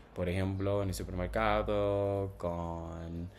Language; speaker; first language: Spanish; non-native, learner; English